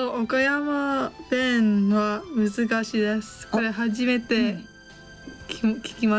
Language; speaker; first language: Japanese; non-native, learner; English